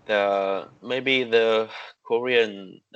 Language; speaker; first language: English; non-native, learner; Vietnamese